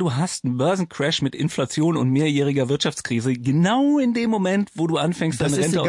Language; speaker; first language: German; native; German